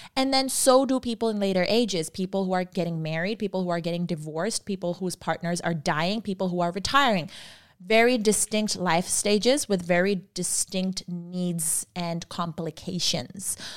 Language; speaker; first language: English; non-native, local second language; Urdu